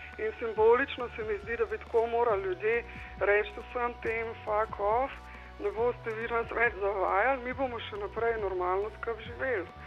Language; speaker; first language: Slovenian; early bilingual, other home language; Serbian